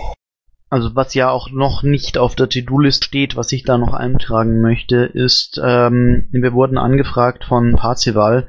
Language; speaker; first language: German; native; German